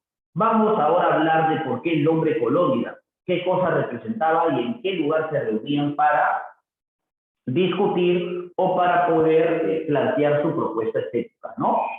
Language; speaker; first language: Spanish; native; Spanish